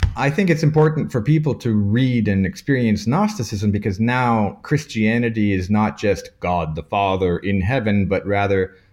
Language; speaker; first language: English; native; English